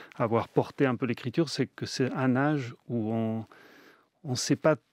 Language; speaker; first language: French; early bilingual, other home language; Spanish